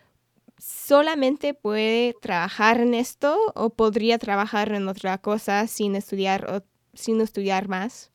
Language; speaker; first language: Spanish; non-native, fluent; English